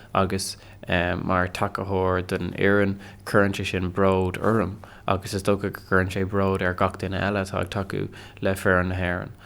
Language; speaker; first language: Irish; non-native, local second language; English